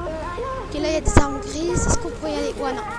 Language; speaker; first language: French; native; French